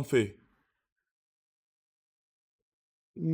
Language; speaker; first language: French; non-native, learner; Russian